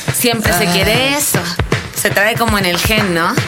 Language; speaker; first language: Spanish; native; Spanish